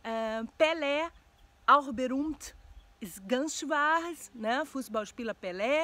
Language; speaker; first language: German; non-native, learner; Portuguese